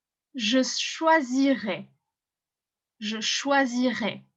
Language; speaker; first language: French; non-native, fluent; English